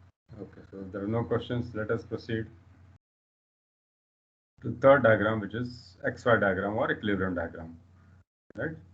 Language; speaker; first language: English; non-native, local second language; Hindi